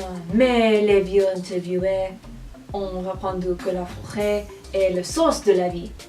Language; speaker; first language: French; non-native, learner; English